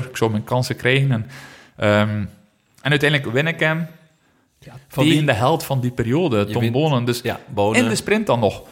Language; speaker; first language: Dutch; native; Dutch